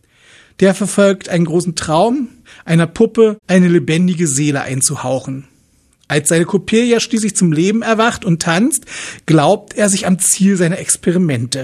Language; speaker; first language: German; native; German